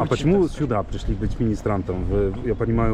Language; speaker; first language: Russian; non-native, fluent; Polish